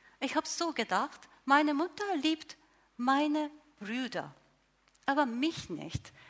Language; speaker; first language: German; non-native, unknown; Japanese